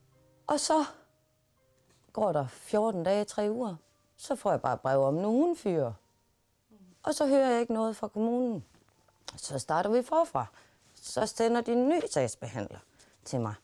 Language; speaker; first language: Danish; native; Danish